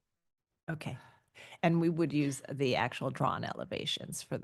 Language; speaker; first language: English; native; English